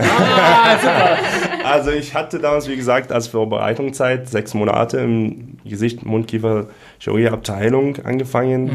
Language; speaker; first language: German; non-native, fluent; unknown